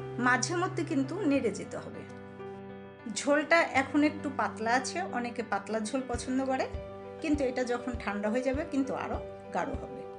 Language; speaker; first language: Bangla; native; Bangla